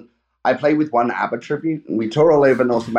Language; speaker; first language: English; native; English